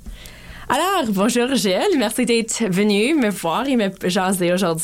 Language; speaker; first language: French; native; French